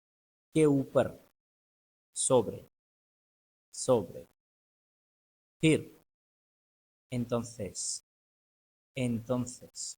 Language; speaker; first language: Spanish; non-native, fluent; Urdu